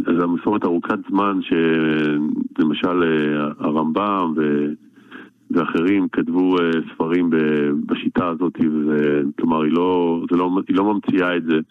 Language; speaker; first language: Hebrew; native; Hebrew